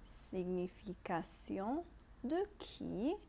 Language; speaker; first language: French; non-native, fluent; English